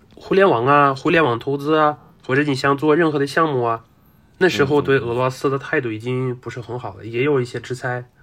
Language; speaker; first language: Chinese; non-native, fluent; Russian